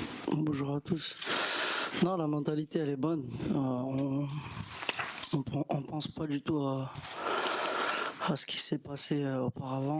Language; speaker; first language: French; native; French